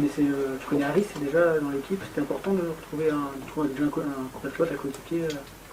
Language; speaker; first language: French; native; French